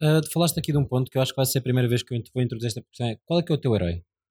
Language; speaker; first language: Portuguese; native; Portuguese